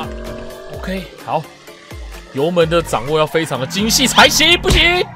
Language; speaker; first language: Chinese; native; Chinese